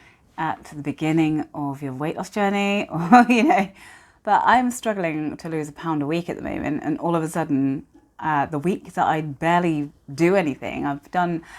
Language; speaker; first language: English; native; English